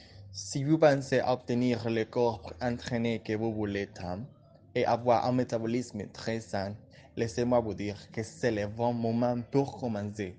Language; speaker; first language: French; non-native, learner; Spanish